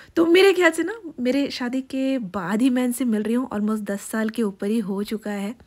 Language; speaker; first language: Hindi; non-native, local second language; Bangla